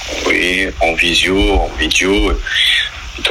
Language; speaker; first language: French; non-native, learner; Arabic